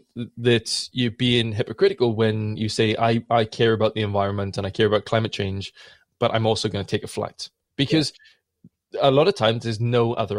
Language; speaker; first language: English; native; English